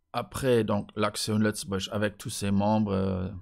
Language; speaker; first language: French; non-native, fluent; Luxembourgish